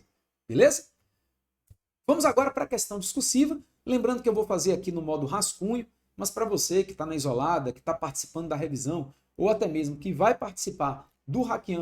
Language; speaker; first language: Portuguese; native; Portuguese